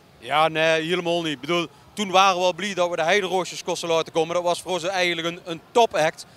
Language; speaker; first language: Dutch; native; Dutch